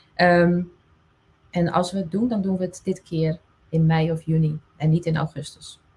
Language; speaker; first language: Dutch; non-native, local second language; Western Frisian